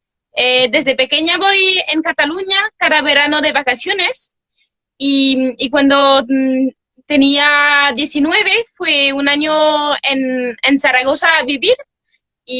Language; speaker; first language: Spanish; non-native, fluent; French